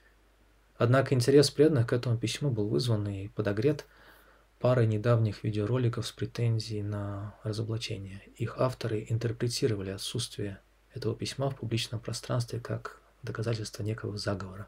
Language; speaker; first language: Russian; native; Russian